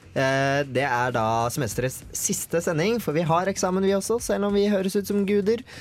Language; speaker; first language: Norwegian; native; Norwegian